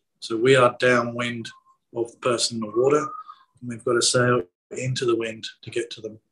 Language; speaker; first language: English; native; English